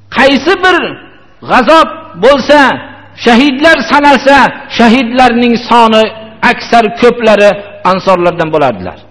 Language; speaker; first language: Uzbek; native; Uzbek